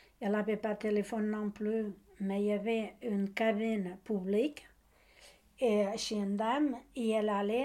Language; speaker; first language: French; non-native, learner; Portuguese